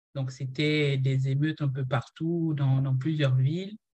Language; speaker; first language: French; non-native, local second language; Haitian Creole